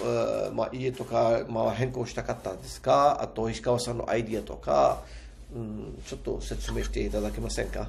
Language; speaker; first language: Japanese; non-native, fluent; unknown